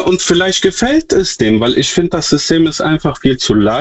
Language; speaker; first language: German; native; German